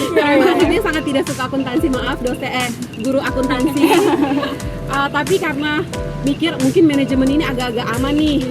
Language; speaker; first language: Indonesian; native; Indonesian